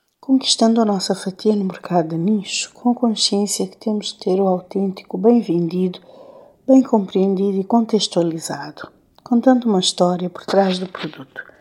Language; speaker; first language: Portuguese; non-native, local second language; Kabuverdianu